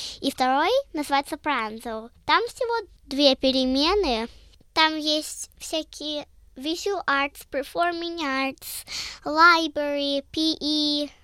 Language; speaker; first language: Russian; early bilingual, heritage; Russian